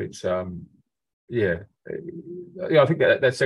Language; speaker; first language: English; native; English